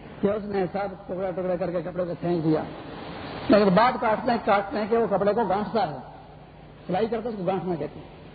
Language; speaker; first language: Urdu; non-native, local second language; Pashto